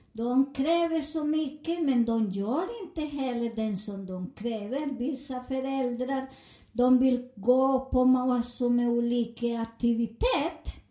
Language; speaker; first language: Swedish; non-native, fluent; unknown